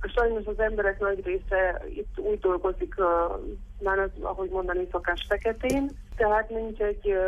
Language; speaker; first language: Hungarian; native; Hungarian